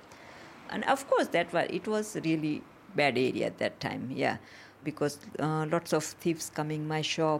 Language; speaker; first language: English; non-native, local second language; Gujarati